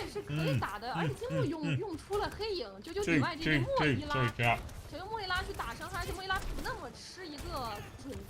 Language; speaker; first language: Chinese; native; Chinese